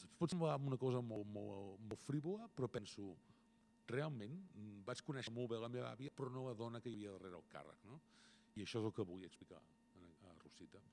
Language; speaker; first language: Catalan; native; Catalan